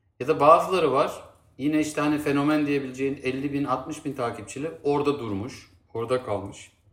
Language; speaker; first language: Turkish; native; Turkish